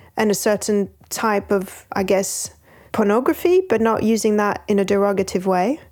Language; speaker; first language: English; non-native, fluent; French